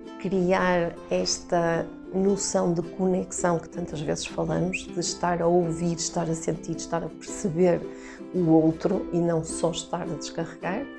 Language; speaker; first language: Portuguese; native; Portuguese